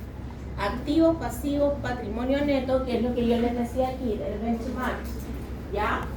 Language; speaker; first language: Spanish; native; Spanish